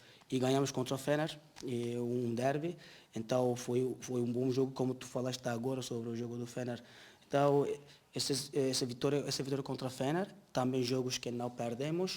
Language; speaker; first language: Portuguese; non-native, learner; Turkish